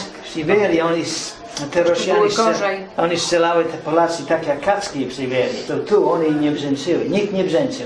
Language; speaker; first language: Polish; early bilingual, heritage; English